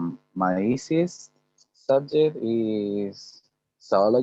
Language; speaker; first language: English; non-native, learner; Spanish